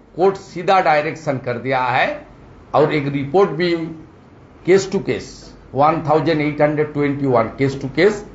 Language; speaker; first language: Hindi; non-native, local second language; Bangla